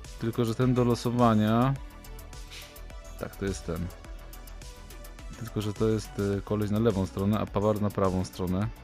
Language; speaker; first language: Polish; native; Polish